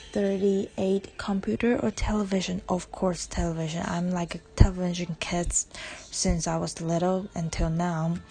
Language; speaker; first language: English; non-native, learner; Chinese